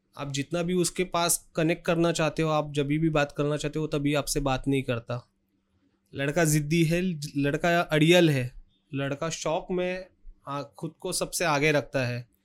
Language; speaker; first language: Hindi; non-native, local second language; Marathi